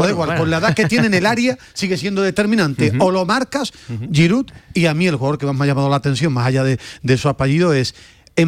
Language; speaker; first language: Spanish; native; Spanish